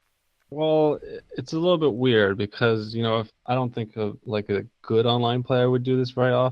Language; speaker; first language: English; native; English